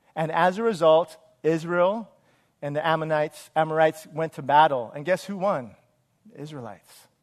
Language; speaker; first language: English; native; English